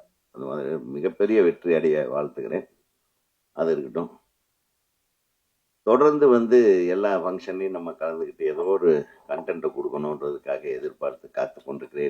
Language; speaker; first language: Tamil; native; Tamil